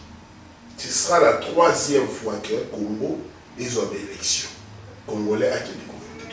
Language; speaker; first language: French; non-native, local second language; Lingala